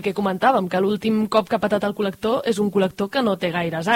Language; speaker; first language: Catalan; native; Catalan